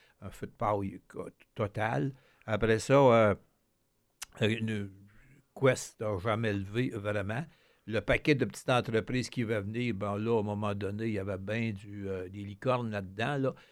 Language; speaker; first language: French; native; French